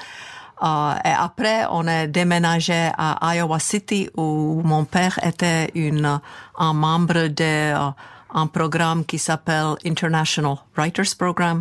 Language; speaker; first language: French; non-native, fluent; Czech